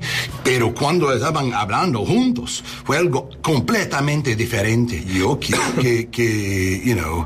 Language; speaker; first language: Spanish; non-native, fluent; English